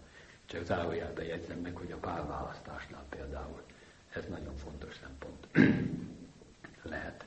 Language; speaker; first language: Hungarian; native; Hungarian